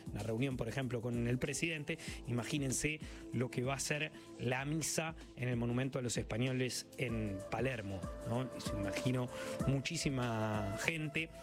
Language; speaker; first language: Spanish; native; Spanish